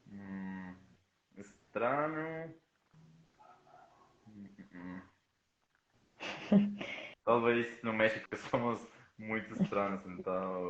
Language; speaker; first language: Portuguese; non-native, fluent; Spanish